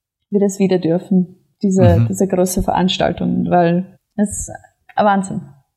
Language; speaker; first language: German; non-native, fluent; English